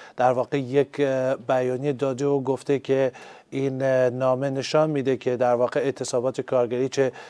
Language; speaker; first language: Persian; non-native, local second language; Central Kurdish